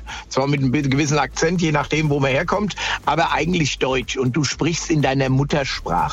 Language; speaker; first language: German; native; German